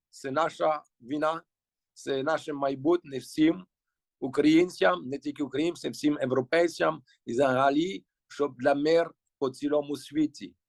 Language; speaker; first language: Ukrainian; early bilingual, heritage; Ukrainian